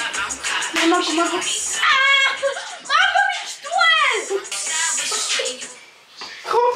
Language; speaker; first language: Russian; native; Russian